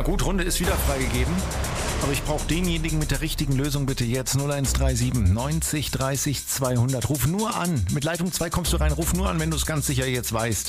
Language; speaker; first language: German; native; German